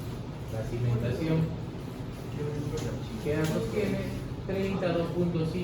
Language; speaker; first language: Spanish; native; Spanish